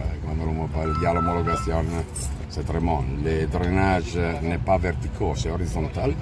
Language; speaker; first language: French; non-native, learner; Italian